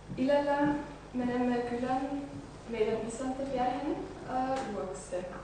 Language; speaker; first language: Finnish; non-native, learner; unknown